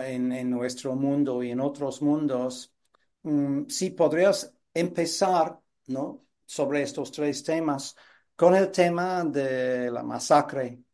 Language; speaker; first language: Spanish; non-native, fluent; English